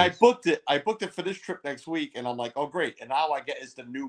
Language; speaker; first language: English; native; English